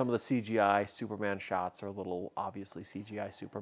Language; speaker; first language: English; native; English